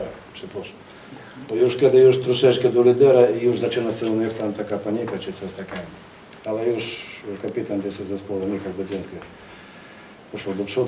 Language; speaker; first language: Polish; non-native, learner; Ukrainian